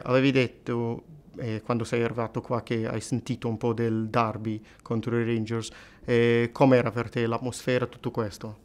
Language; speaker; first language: Italian; non-native, fluent; English